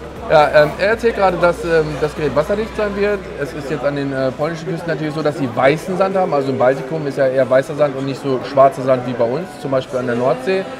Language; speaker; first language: German; native; German